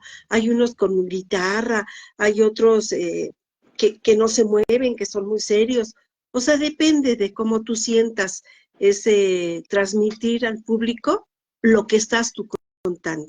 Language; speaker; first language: Spanish; native; Spanish